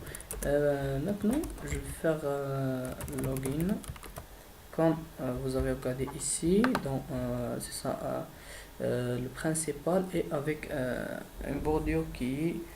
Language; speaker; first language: French; non-native, fluent; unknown